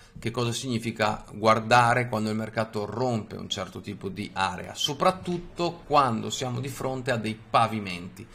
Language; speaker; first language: Italian; native; Italian